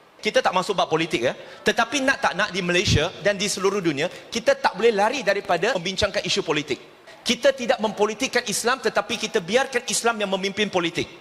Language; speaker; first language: Malay; non-native, local second language; Chinese